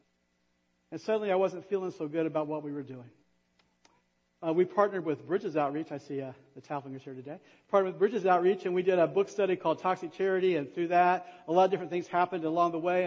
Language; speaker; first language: English; native; English